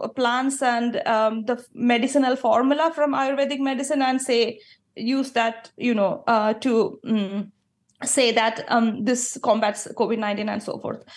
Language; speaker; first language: English; non-native, local second language; Malayalam